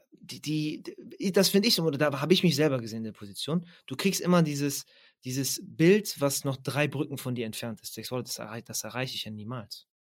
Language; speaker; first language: German; early bilingual, other home language; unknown